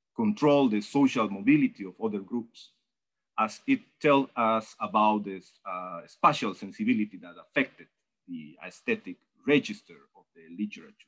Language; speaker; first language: English; non-native, fluent; Spanish